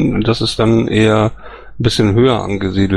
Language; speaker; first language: German; native; German